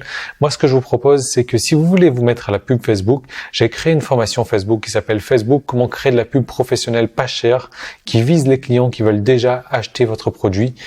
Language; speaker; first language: French; native; French